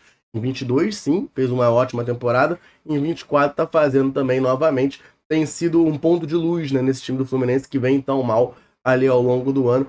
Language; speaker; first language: Portuguese; native; Portuguese